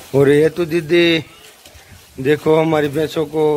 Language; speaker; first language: Hindi; non-native, local second language; Gujarati